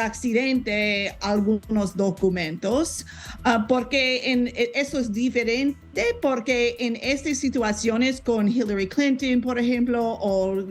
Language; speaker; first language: Spanish; non-native, learner; English